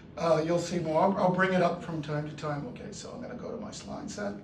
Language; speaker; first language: English; native; English